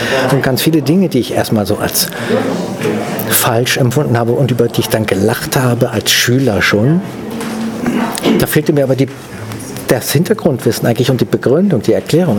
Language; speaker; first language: German; native; German